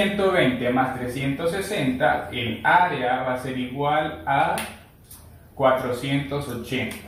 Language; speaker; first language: Spanish; native; Spanish